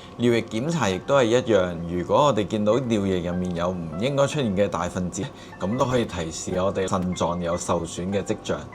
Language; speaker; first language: Cantonese; native; Cantonese